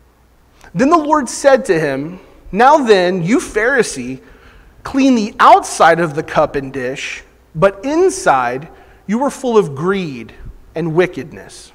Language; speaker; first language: English; native; English